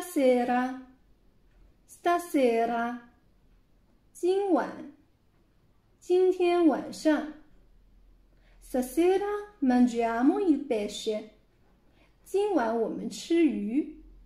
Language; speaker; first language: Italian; non-native, fluent; Chinese